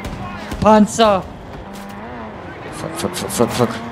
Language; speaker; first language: German; native; German